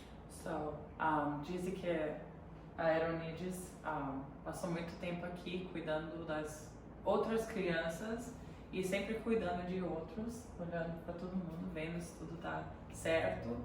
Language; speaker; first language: Portuguese; early bilingual, heritage; Portuguese